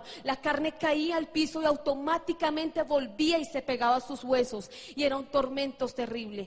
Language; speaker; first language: Spanish; native; Spanish